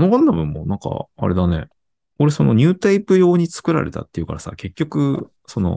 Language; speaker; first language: Japanese; native; Japanese